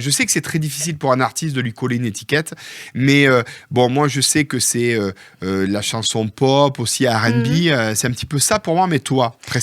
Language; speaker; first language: French; native; French